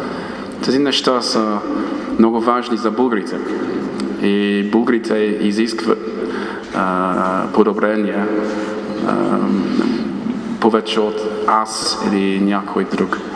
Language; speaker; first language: Bulgarian; non-native, fluent; English